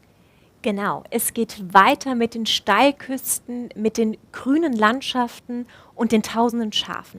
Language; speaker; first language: German; native; German